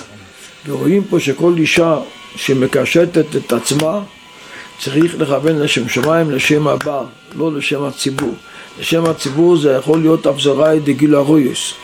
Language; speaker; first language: Hebrew; non-native, local second language; Yiddish